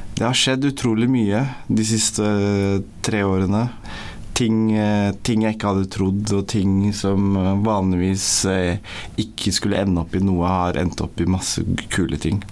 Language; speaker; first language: Norwegian; early bilingual, other home language; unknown